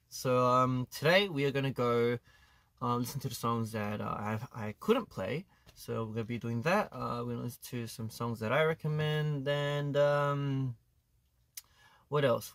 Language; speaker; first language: English; early bilingual, other home language; Korean